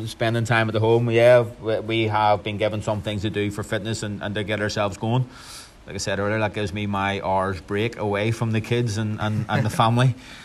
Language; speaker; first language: English; native; English